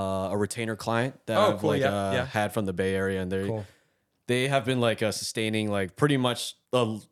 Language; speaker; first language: English; native; English